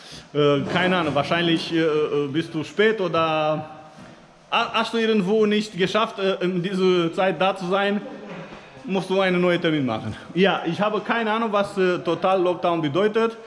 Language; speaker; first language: German; non-native, fluent; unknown